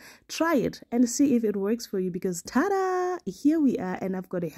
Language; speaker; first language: English; non-native, local second language; Zulu